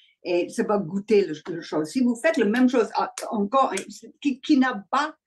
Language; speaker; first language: French; non-native, learner; English